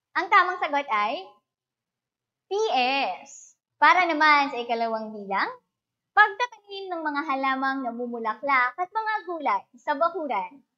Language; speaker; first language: Filipino; native; Filipino